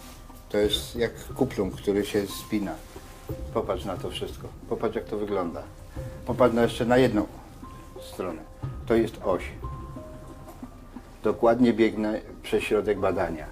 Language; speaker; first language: Polish; native; Polish